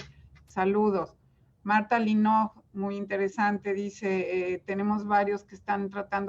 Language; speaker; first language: Spanish; native; Spanish